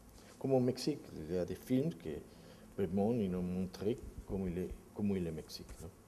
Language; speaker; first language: French; non-native, fluent; Spanish